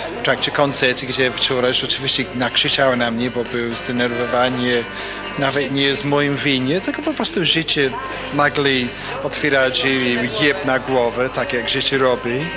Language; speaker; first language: Polish; non-native, fluent; English